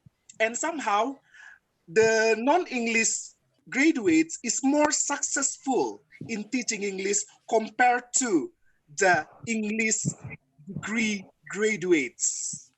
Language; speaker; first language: English; non-native, fluent; Indonesian